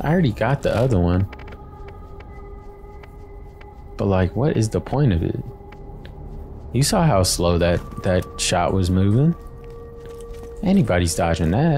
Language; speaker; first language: English; native; English